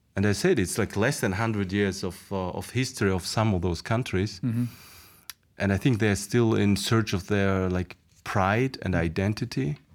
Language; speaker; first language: English; non-native, fluent; Mongolian